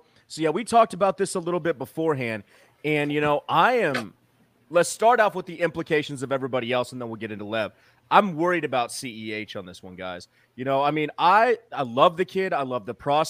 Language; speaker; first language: English; native; English